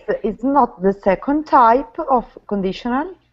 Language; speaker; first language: English; non-native, learner; Italian